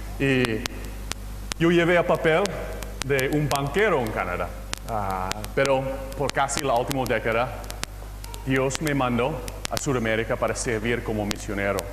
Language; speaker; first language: Spanish; non-native, fluent; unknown